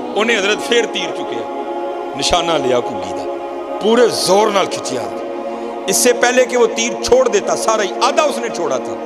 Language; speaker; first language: Urdu; non-native, local second language; Punjabi